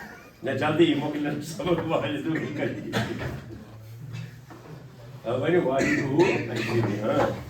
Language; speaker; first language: Arabic; non-native, fluent; Kashmiri